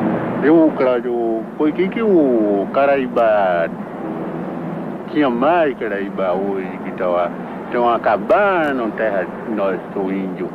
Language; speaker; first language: Portuguese; non-native, local second language; Kayapó